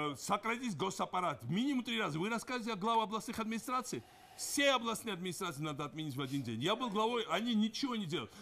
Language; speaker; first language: Russian; non-native, local second language; Georgian